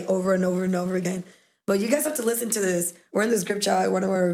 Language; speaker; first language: English; non-native, fluent; Spanish